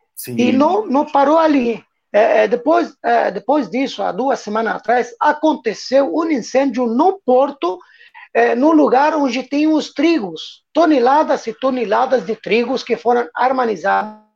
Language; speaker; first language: Portuguese; non-native, fluent; Arabic